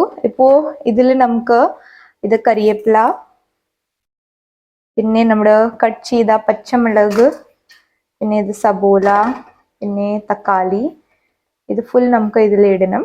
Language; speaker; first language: Malayalam; non-native, local second language; Hindi